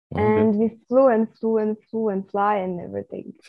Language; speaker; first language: English; non-native, fluent; Slovak